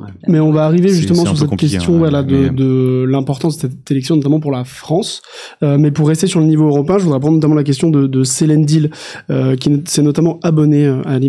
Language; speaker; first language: French; native; French